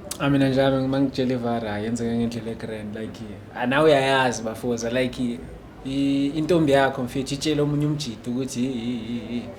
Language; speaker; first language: Zulu; non-native, local second language; Xhosa